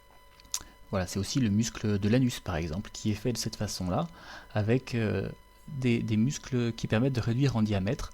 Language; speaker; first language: French; native; French